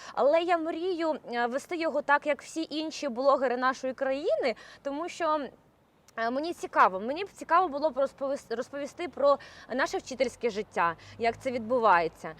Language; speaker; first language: Ukrainian; native; Ukrainian